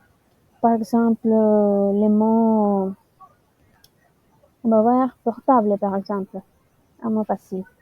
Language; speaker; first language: French; non-native, learner; Spanish